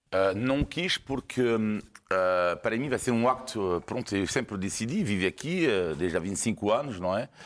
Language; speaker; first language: Portuguese; non-native, fluent; French